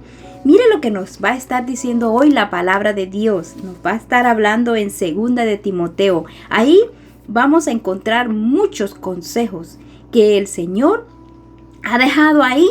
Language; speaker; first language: Spanish; native; Spanish